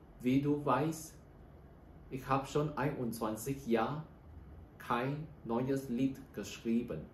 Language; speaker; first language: German; non-native, learner; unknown